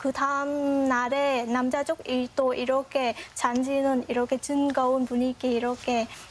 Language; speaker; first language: Korean; non-native, fluent; Vietnamese